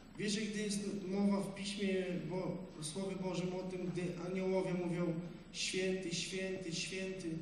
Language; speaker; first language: Polish; non-native, learner; Russian